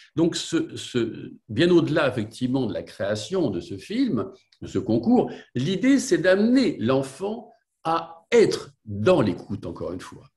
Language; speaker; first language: French; native; French